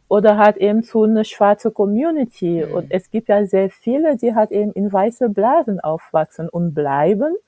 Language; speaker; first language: German; non-native, fluent; French